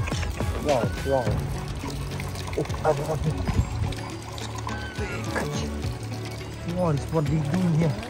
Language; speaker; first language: English; non-native, learner; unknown